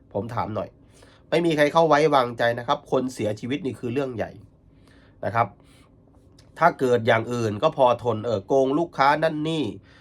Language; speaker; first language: Thai; native; Thai